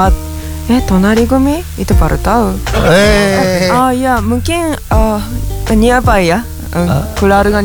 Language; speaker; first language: Indonesian; non-native, learner; Japanese